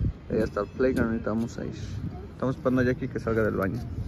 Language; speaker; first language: Spanish; early bilingual, heritage; Spanish